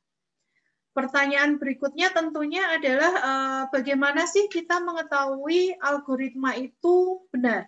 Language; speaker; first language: Indonesian; native; Indonesian